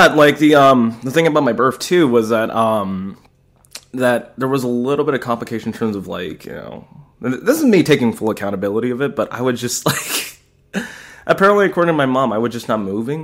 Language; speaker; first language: English; native; English